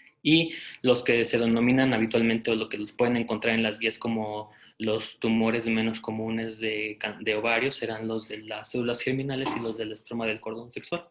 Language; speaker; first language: Spanish; native; Spanish